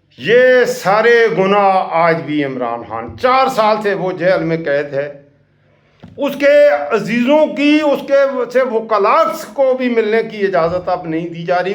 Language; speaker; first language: Urdu; non-native, local second language; Punjabi